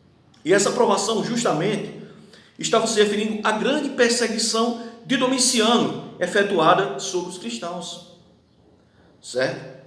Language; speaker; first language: Portuguese; native; Portuguese